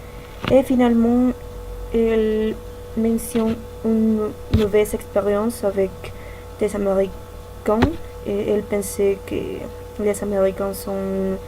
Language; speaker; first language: French; non-native, learner; Spanish